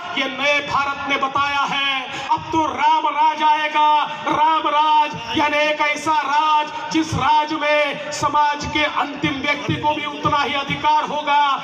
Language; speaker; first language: Hindi; non-native, local second language; Marathi